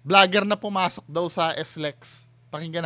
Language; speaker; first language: Filipino; native; Filipino